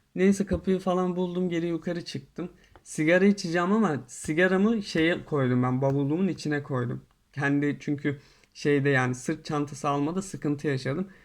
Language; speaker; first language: Turkish; native; Turkish